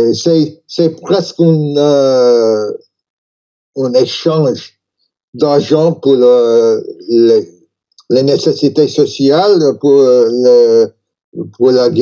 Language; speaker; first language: French; non-native, learner; English